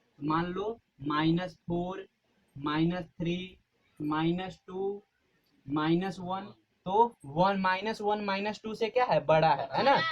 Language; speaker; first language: Hindi; native; Hindi